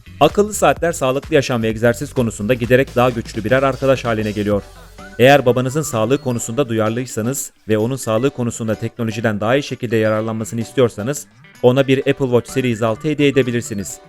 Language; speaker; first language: Turkish; native; Turkish